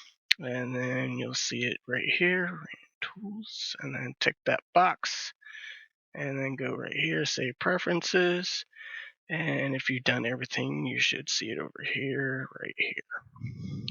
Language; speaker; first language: English; native; English